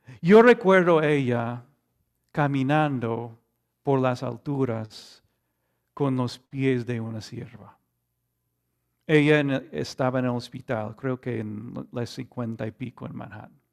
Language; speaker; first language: Spanish; non-native, fluent; English